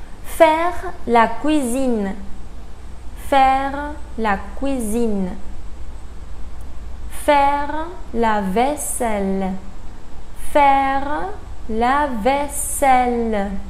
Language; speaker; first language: French; non-native, fluent; Spanish